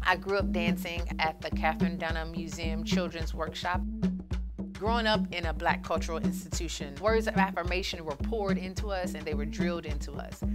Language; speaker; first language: English; native; English